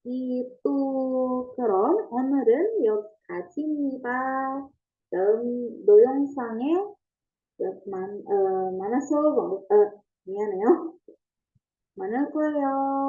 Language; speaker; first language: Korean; non-native, learner; Indonesian